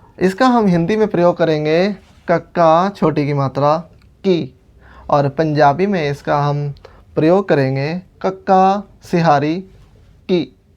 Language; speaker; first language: Hindi; non-native, local second language; Punjabi